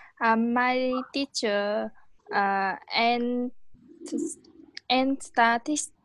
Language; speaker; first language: English; non-native, learner; Vietnamese